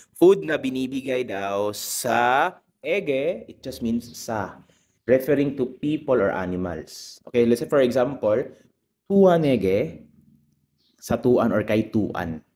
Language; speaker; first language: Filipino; non-native, local second language; Cebuano